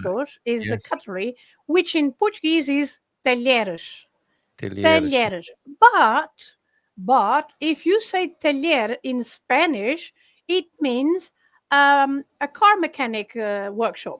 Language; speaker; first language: English; non-native, fluent; Portuguese